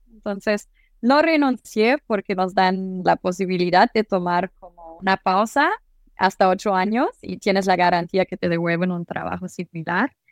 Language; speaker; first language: Spanish; non-native, fluent; German